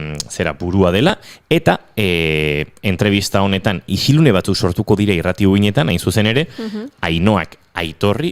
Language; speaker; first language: Basque; native; Basque